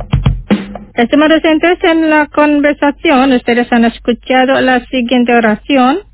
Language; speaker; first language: Spanish; non-native, fluent; Indonesian